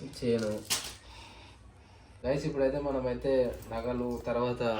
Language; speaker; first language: Telugu; native; Telugu